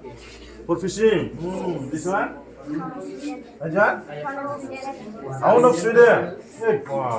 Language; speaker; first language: English; non-native, local second language; Bodo